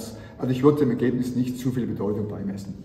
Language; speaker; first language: German; native; German